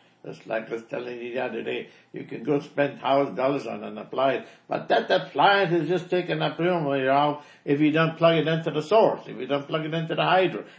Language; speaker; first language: English; early bilingual, other home language; German